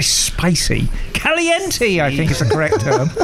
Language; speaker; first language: English; native; English